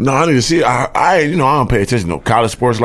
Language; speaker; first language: English; native; English